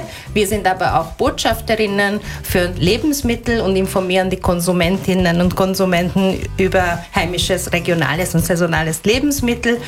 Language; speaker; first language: German; native; German